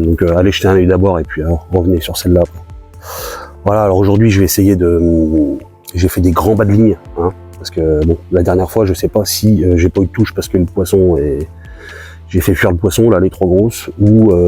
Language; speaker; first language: French; native; French